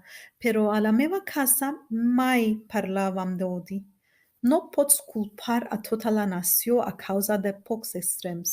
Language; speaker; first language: Catalan; non-native, learner; Turkish